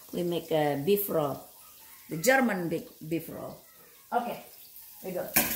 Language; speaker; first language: English; non-native, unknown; Indonesian